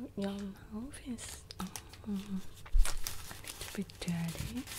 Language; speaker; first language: English; non-native, learner; Cantonese